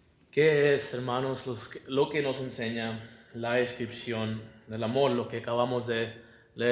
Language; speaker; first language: Spanish; native; Spanish